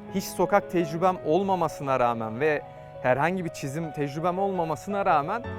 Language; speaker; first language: Turkish; native; Turkish